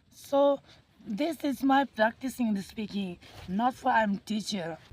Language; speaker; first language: English; non-native, learner; Hindi